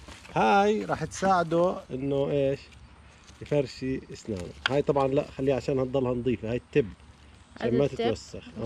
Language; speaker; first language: Arabic; native; Arabic